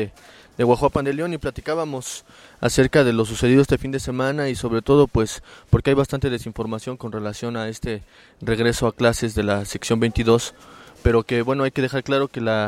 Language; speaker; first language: Spanish; native; Spanish